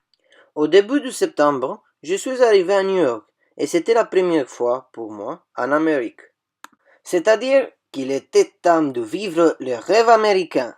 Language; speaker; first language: French; non-native, fluent; Romanian